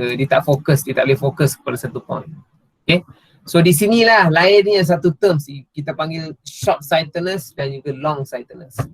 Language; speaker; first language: Malay; non-native, local second language; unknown